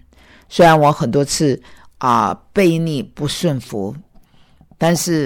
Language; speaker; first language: Chinese; native; Chinese